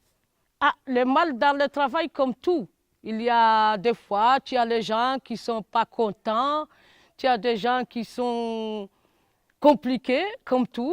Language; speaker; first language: French; non-native, local second language; Arabic